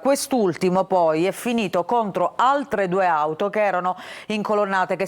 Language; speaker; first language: Italian; native; Italian